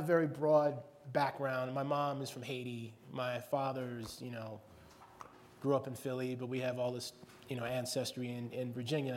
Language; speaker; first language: English; native; English